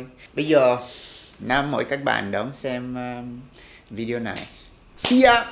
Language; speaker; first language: Vietnamese; non-native, fluent; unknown